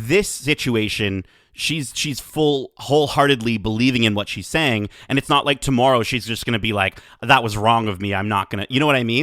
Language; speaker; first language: English; native; English